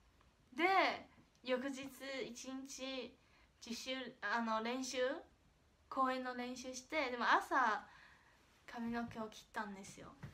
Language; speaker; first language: Japanese; non-native, fluent; Chinese